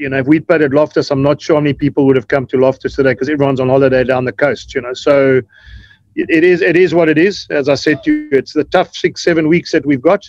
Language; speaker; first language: English; native; English